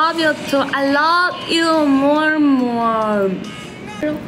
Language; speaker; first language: English; non-native, learner; Thai